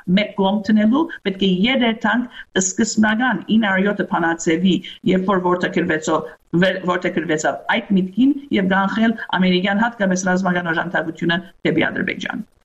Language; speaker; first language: Armenian; early bilingual, heritage; Armenian